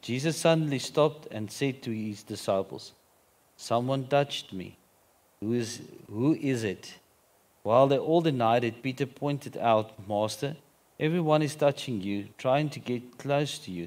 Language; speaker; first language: English; non-native, local second language; Afrikaans